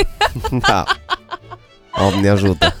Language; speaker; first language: Romanian; native; Romanian